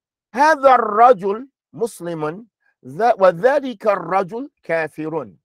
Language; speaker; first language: Arabic; non-native, fluent; English